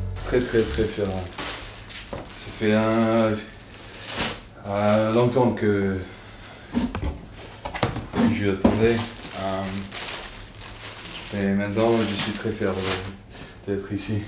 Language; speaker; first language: French; non-native, learner; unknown